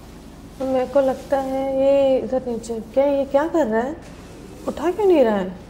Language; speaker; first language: Hindi; native; Hindi